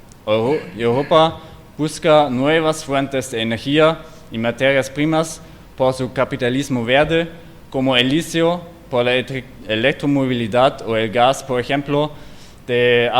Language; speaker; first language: Spanish; non-native, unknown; German